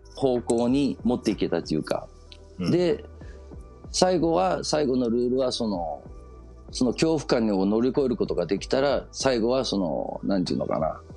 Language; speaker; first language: Japanese; early bilingual, heritage; Danish